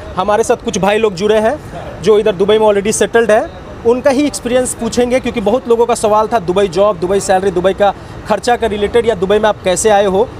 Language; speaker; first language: Hindi; native; Hindi